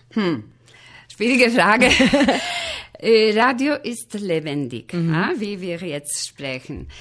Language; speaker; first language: German; non-native, fluent; Polish